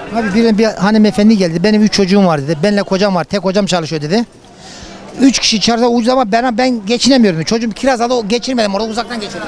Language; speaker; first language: Turkish; native; Turkish